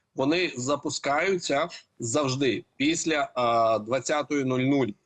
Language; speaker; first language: Ukrainian; native; Ukrainian